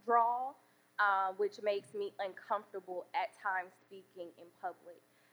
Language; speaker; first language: English; native; English